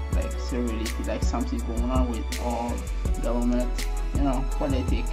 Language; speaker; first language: English; non-native, learner; Arabic